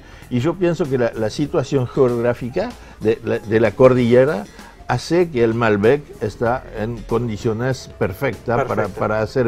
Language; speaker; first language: Spanish; non-native, fluent; French